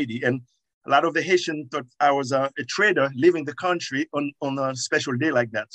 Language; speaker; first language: English; non-native, fluent; Haitian Creole